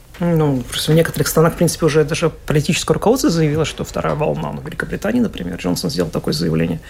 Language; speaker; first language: Russian; native; Russian